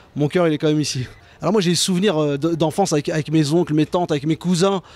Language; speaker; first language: French; native; French